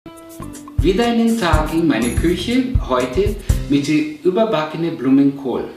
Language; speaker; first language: German; non-native, fluent; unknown